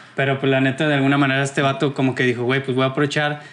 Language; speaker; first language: Spanish; native; Spanish